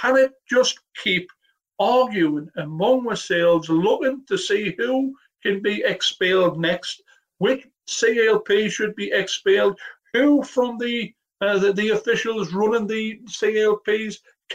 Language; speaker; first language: English; native; English